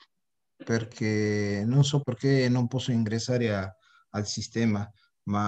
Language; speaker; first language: Italian; early bilingual, heritage; Spanish